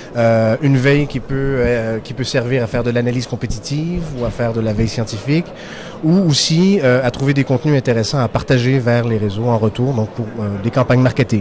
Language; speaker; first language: French; native; French